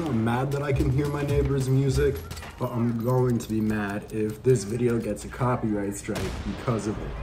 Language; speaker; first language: English; native; English